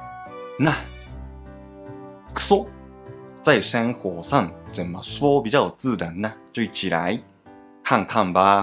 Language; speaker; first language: Chinese; non-native, fluent; Japanese